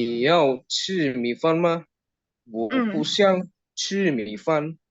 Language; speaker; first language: Chinese; non-native, learner; Indonesian